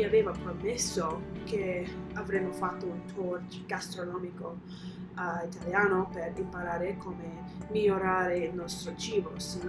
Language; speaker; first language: Italian; non-native, learner; English